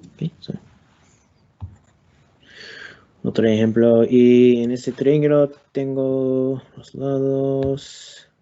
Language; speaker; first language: Spanish; non-native, learner; English